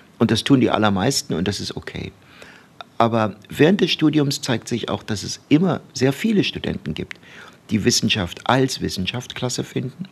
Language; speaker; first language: German; early bilingual, other home language; Turkish